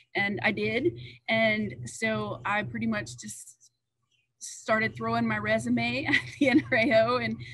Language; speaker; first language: English; native; English